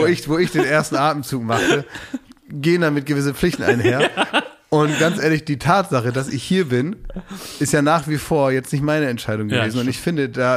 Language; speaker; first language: German; native; German